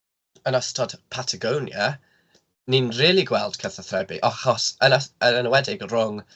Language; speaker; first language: Welsh; non-native, local second language; English